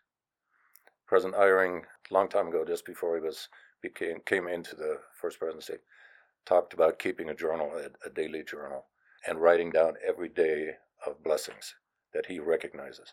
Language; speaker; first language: English; non-native, fluent; German